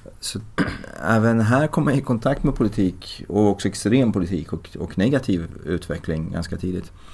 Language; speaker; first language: Swedish; early bilingual, other home language; Persian